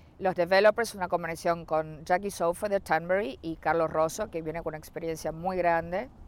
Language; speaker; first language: Spanish; native; Spanish